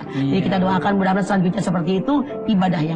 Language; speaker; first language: Indonesian; native; Indonesian